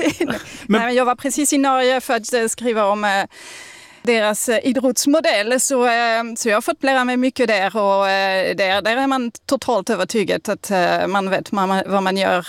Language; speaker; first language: Swedish; non-native, fluent; French